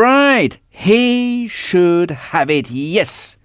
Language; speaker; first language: English; non-native, fluent; French